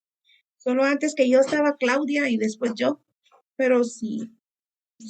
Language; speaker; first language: Spanish; native; Spanish